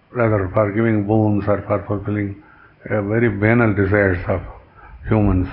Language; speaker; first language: English; non-native, local second language; Kannada